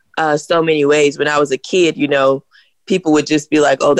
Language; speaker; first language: English; native; English